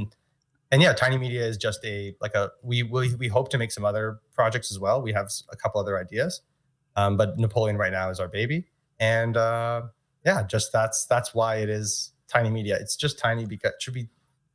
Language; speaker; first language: English; native; English